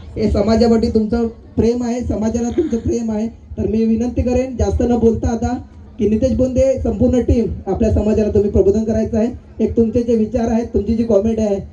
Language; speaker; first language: Marathi; native; Marathi